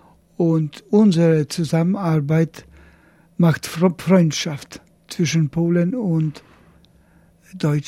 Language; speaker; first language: German; non-native, learner; Polish